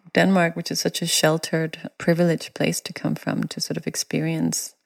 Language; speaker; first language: English; non-native, fluent; Danish